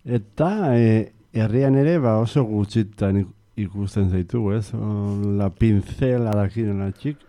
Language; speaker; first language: Basque; native; Basque